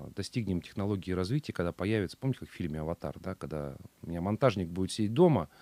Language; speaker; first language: Russian; native; Russian